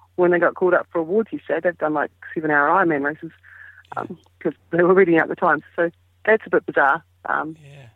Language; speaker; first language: English; native; English